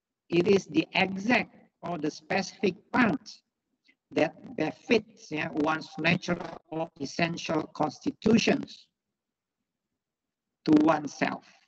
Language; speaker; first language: English; non-native, fluent; Indonesian